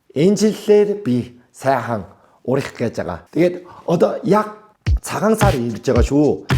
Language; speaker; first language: Mongolian; non-native, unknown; Korean